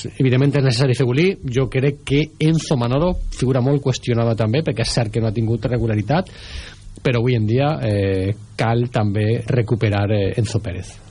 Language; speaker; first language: Catalan; native; Catalan